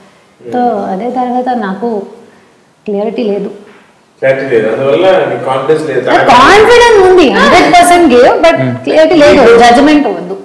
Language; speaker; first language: Telugu; non-native, learner; Hindi